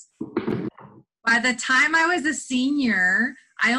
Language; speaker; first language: English; native; English